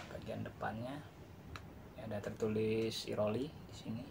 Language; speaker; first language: Indonesian; non-native, local second language; Javanese